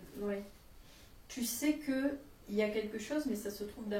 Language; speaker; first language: French; native; French